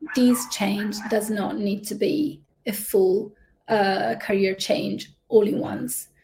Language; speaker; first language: English; non-native, fluent; Italian